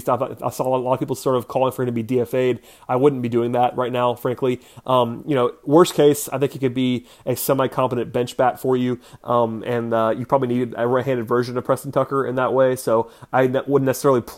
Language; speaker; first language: English; native; English